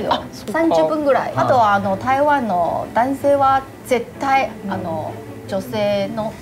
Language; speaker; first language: Japanese; non-native, learner; Chinese